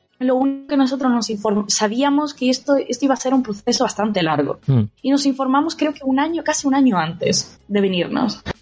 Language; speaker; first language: Spanish; native; Spanish